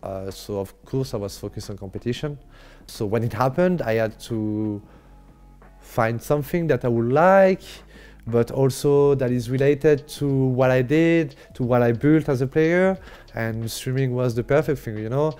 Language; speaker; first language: English; non-native, fluent; French